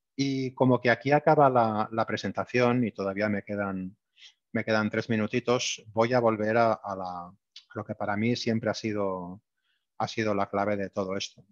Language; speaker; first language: Spanish; native; Spanish